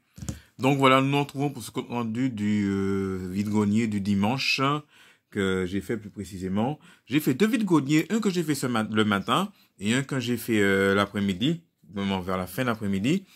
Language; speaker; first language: French; native; French